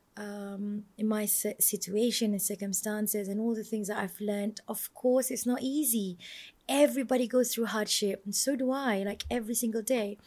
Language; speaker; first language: English; non-native, local second language; Malay